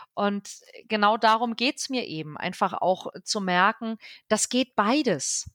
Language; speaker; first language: German; native; German